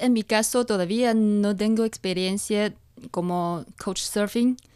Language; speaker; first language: Spanish; non-native, fluent; Chinese